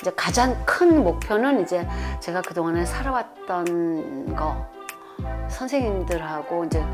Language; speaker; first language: Korean; native; Korean